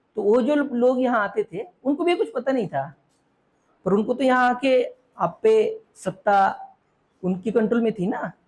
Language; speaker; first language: Hindi; non-native, local second language; Marathi